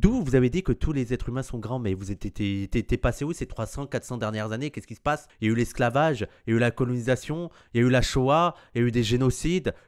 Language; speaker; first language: French; native; French